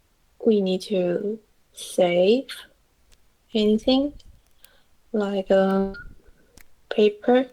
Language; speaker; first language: English; non-native, learner; Chinese